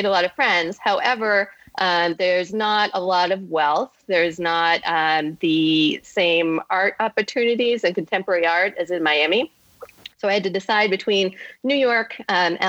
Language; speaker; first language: English; native; English